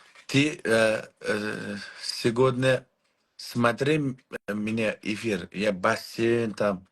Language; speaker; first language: Russian; non-native, learner; Uzbek